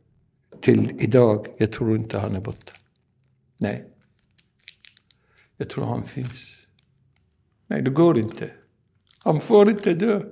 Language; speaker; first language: Swedish; non-native, learner; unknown